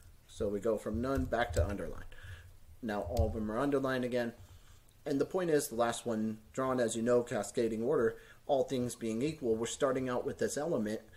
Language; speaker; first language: English; native; English